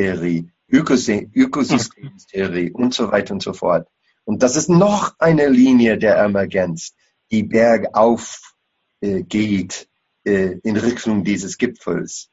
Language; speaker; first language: German; non-native, fluent; English